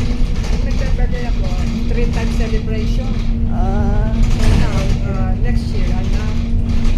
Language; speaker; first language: Filipino; native; Filipino